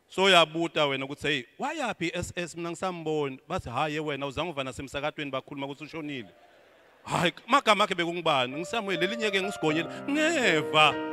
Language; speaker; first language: Zulu; non-native, local second language; Swati